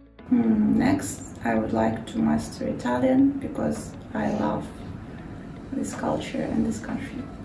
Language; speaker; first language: English; non-native, fluent; Russian